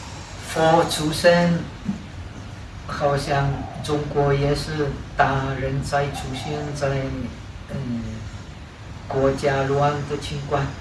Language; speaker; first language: Chinese; non-native, fluent; Czech